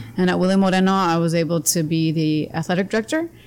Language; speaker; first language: English; native; English